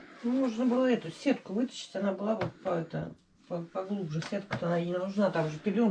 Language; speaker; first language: Russian; native; Russian